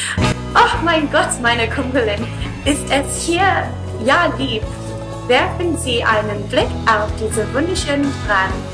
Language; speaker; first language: German; non-native, learner; English